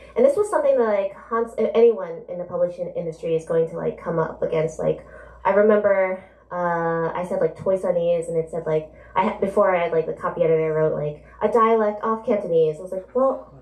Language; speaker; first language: English; native; English